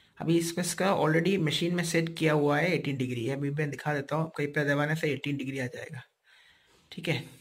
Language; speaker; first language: Hindi; non-native, local second language; Malayalam